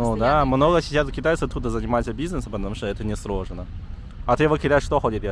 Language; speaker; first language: Russian; non-native, learner; Chinese